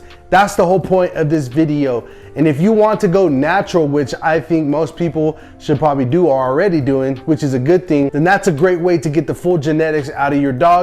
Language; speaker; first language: English; native; English